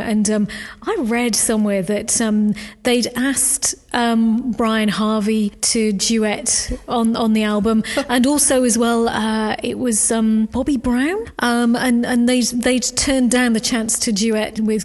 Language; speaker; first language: English; native; English